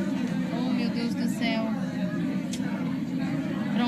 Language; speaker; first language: Portuguese; native; Portuguese